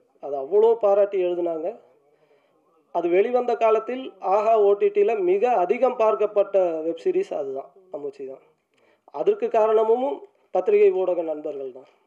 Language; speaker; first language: Tamil; native; Tamil